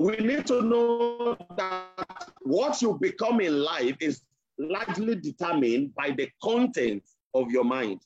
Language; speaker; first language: English; non-native, local second language; Yoruba